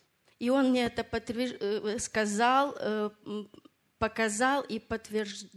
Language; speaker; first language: Russian; non-native, fluent; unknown